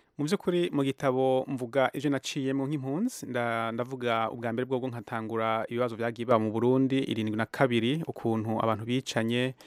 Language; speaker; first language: Rundi; early bilingual, heritage; Rundi